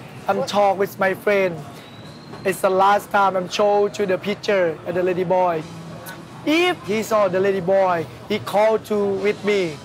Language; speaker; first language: English; non-native, learner; Thai